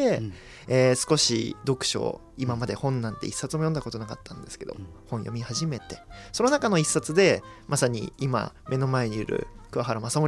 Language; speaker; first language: Japanese; native; Japanese